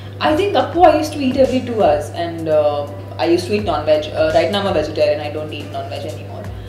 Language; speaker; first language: English; non-native, local second language; Sindhi